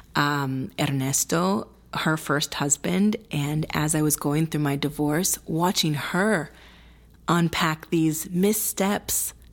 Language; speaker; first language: English; early bilingual, other home language; Spanish